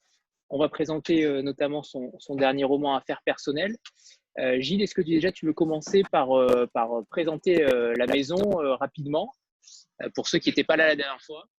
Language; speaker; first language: French; native; French